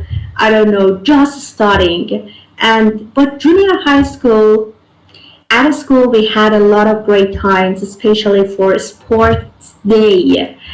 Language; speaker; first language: English; non-native, fluent; Persian